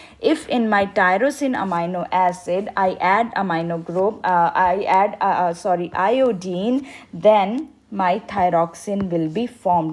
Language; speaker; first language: English; non-native, local second language; Hindi